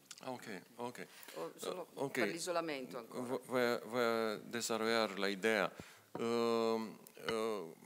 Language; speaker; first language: Spanish; non-native, learner; Romanian